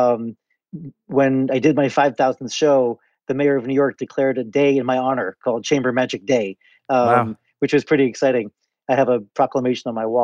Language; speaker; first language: English; native; English